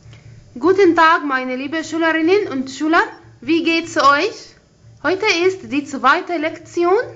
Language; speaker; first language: German; non-native, fluent; Arabic